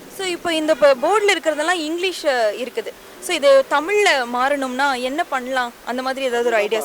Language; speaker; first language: Tamil; native; Tamil